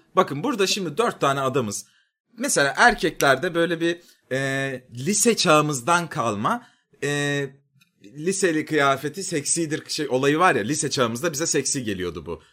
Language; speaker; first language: Turkish; native; Turkish